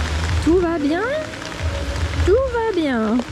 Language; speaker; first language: French; native; French